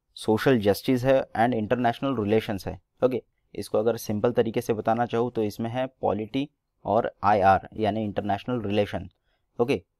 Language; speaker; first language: Hindi; non-native, local second language; Marathi